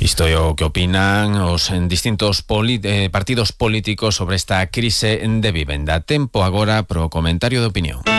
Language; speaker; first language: Galician; native; Galician